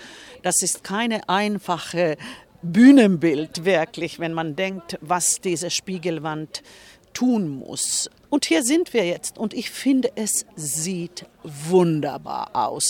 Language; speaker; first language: German; non-native, fluent; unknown